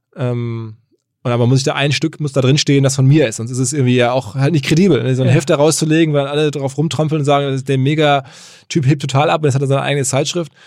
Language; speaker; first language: German; native; German